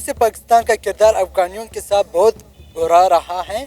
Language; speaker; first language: Hindi; non-native, local second language; Pashto